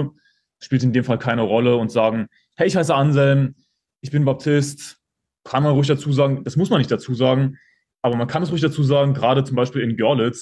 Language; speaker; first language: German; native; German